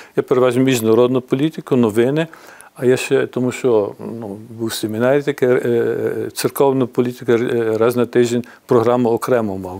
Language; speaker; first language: Ukrainian; early bilingual, heritage; Ukrainian